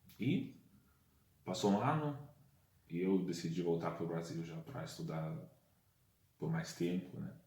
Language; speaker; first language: Portuguese; non-native, fluent; Russian